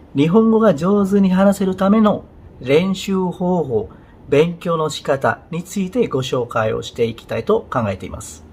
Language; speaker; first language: Japanese; non-native, fluent; Indonesian